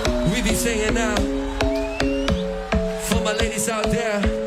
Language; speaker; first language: English; non-native, fluent; Dutch